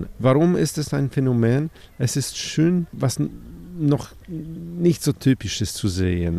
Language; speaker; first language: German; non-native, fluent; Polish